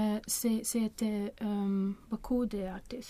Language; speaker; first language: French; non-native, learner; Swedish